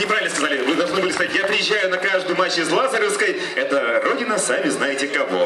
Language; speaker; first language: Russian; native; Russian